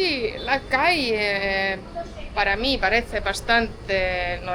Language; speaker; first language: Spanish; non-native, fluent; Estonian